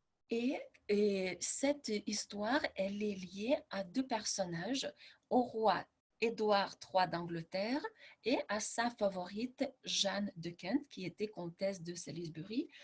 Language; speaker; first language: French; non-native, fluent; Lithuanian